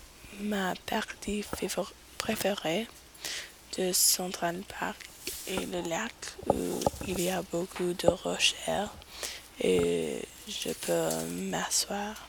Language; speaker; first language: French; non-native, learner; English